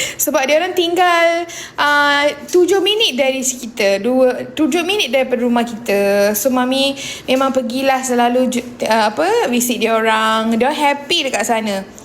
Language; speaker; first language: Malay; non-native, local second language; Tamil